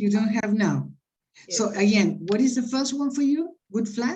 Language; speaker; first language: English; non-native, fluent; Spanish